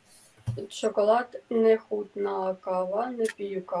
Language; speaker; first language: Czech; non-native, learner; Ukrainian